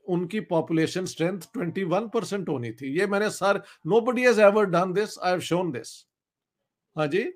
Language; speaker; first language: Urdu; non-native, local second language; Punjabi